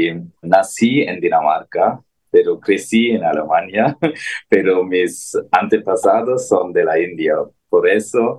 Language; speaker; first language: Spanish; non-native, learner; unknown